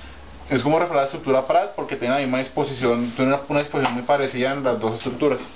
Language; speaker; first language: Spanish; native; Spanish